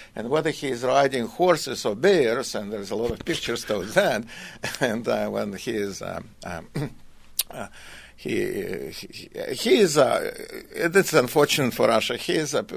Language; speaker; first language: English; non-native, fluent; Russian